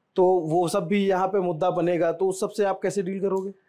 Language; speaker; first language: Hindi; native; Hindi